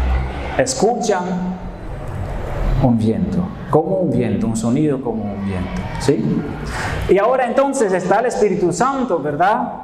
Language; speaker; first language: Spanish; non-native, fluent; Dutch